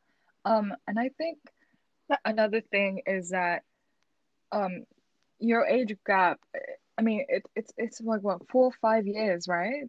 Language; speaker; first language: English; early bilingual, other home language; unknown